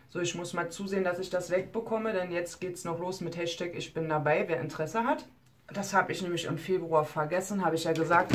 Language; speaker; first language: German; native; German